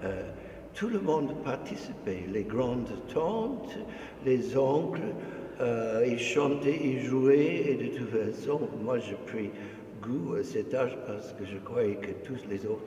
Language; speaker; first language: French; non-native, fluent; English